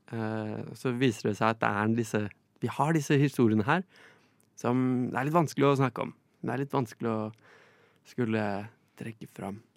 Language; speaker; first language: Norwegian; native; Norwegian